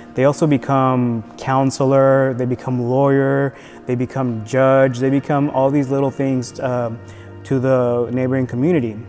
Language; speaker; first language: English; native; English